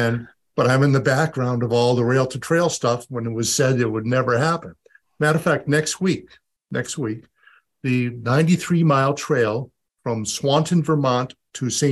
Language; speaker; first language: English; native; English